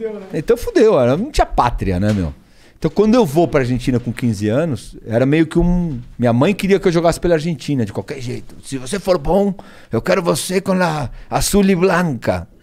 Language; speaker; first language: Portuguese; early bilingual, other home language; Spanish